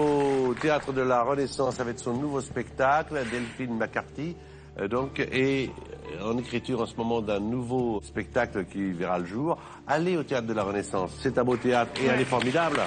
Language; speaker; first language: French; native; French